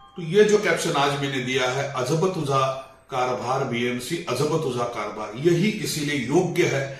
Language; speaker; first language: Hindi; non-native, local second language; Marathi